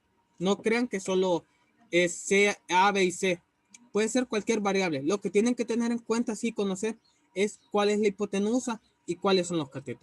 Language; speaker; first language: Spanish; native; Spanish